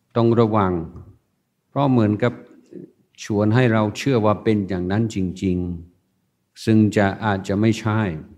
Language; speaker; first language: Thai; non-native, fluent; English